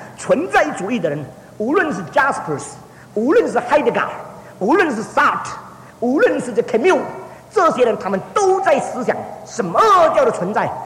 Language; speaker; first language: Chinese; early bilingual, heritage; Chinese